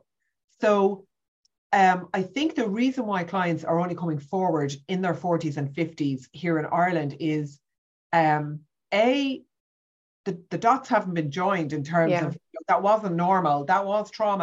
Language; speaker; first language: English; native; English